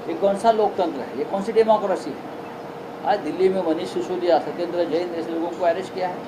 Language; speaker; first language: Hindi; non-native, local second language; Marathi